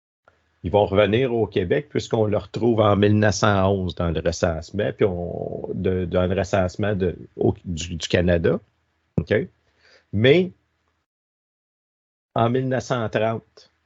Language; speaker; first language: French; native; French